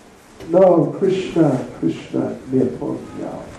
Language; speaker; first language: Russian; non-native, learner; English